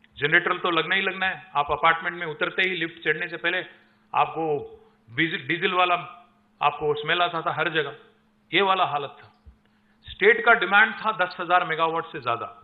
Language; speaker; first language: Hindi; non-native, local second language; Telugu